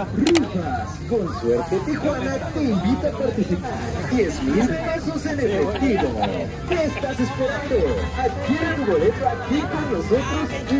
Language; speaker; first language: Spanish; native; Spanish